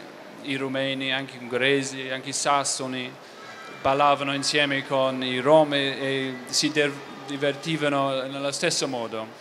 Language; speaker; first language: Italian; non-native, fluent; English